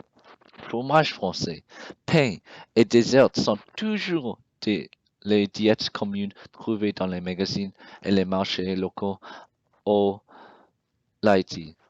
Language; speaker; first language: French; non-native, learner; English